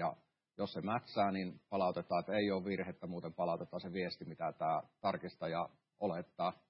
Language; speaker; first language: Finnish; native; Finnish